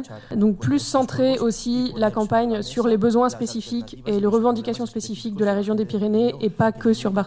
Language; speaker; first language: French; native; French